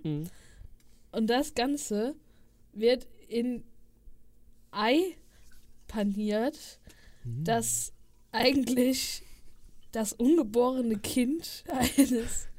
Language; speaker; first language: German; native; German